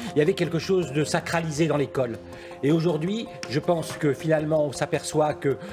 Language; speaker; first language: French; native; French